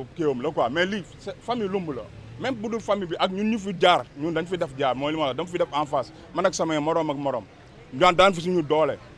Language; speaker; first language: Wolof; native; Wolof